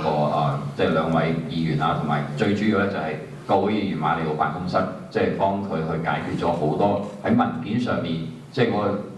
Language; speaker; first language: Cantonese; native; Cantonese